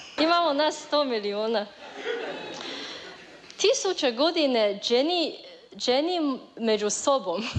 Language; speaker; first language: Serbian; non-native, learner; Chinese